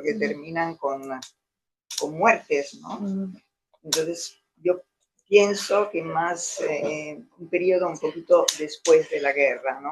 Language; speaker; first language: Spanish; non-native, fluent; Italian